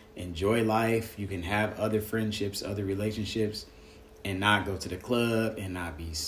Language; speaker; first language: English; native; English